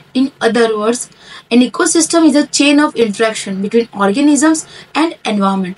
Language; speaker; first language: English; non-native, local second language; Hindi